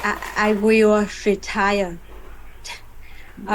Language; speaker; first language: English; non-native, learner; Vietnamese